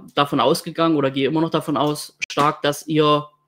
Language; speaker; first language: German; native; German